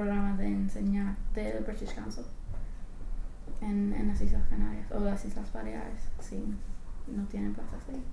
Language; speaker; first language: Spanish; non-native, fluent; English